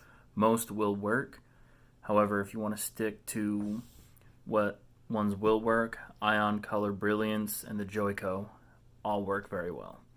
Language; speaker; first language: English; native; English